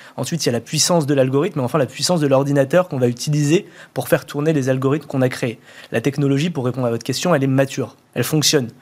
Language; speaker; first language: French; native; French